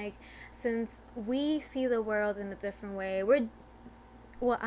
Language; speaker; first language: English; non-native, fluent; Spanish